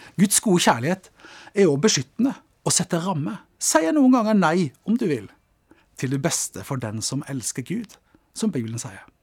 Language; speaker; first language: Norwegian; native; Norwegian